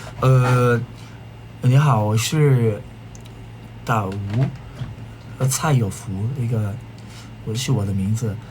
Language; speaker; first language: Chinese; non-native, learner; Thai